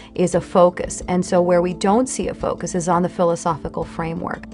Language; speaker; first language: English; native; English